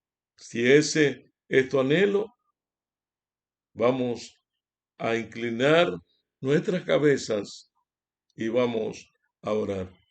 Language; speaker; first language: Spanish; native; Spanish